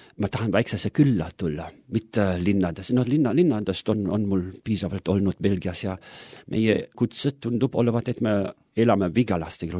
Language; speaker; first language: Estonian; non-native, fluent; German